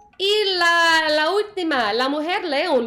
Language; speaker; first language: Spanish; non-native, learner; English